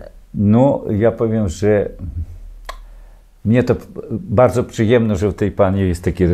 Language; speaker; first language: Polish; non-native, learner; Ukrainian